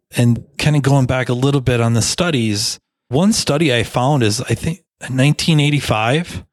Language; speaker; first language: English; native; English